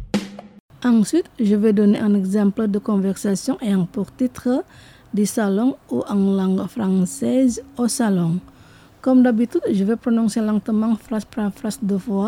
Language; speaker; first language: French; non-native, fluent; Indonesian